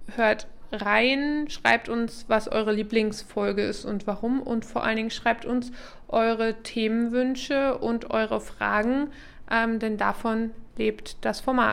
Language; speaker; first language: German; native; German